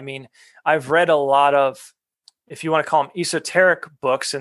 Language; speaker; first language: English; native; English